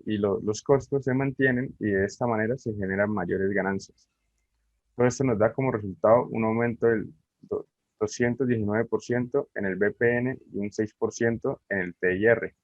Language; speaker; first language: Spanish; native; Spanish